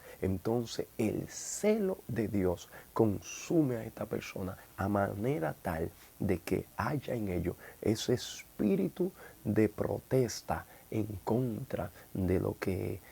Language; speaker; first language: Spanish; native; Spanish